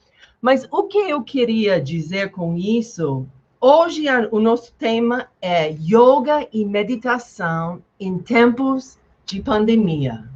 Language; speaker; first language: Portuguese; non-native, fluent; English